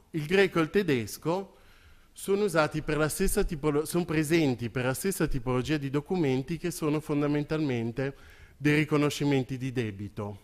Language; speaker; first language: Italian; native; Italian